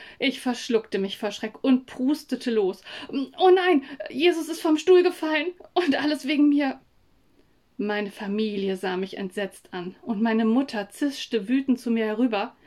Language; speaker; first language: German; native; German